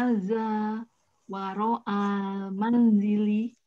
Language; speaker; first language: Arabic; non-native, learner; Indonesian